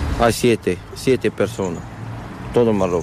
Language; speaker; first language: Spanish; non-native, learner; Arabic